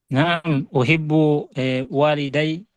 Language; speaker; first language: Arabic; non-native, learner; Indonesian